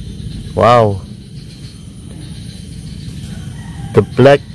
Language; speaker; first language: English; non-native, learner; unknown